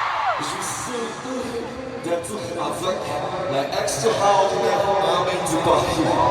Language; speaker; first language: French; non-native, learner; Korean